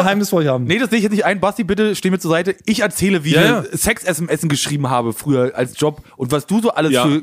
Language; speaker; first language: German; native; German